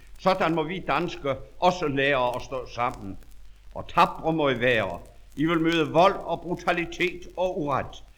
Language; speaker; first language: Danish; native; Danish